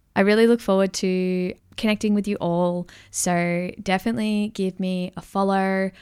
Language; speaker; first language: English; native; English